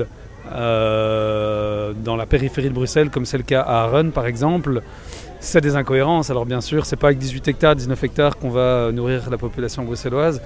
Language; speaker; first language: French; native; French